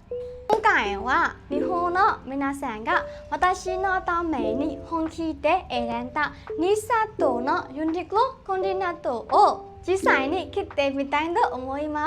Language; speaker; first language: Japanese; non-native, learner; Burmese